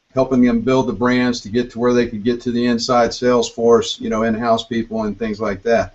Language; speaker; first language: English; native; English